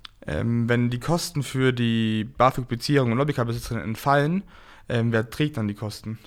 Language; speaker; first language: German; native; German